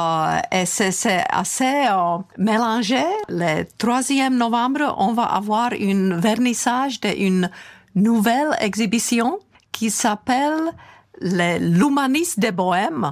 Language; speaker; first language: French; non-native, fluent; Czech